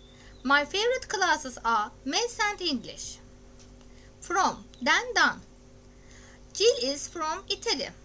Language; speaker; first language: English; non-native, fluent; Turkish